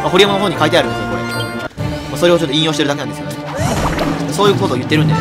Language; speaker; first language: Japanese; native; Japanese